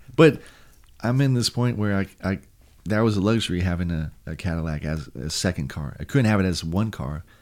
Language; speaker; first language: English; native; English